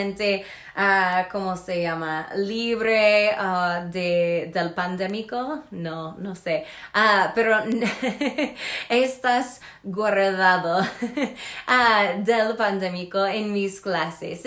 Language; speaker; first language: Spanish; non-native, fluent; English